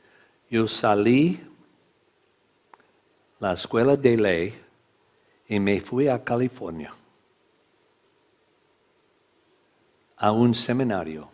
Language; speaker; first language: Spanish; non-native, learner; English